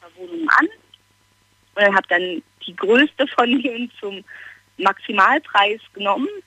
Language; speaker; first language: German; native; German